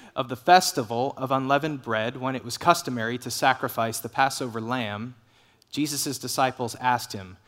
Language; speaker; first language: English; native; English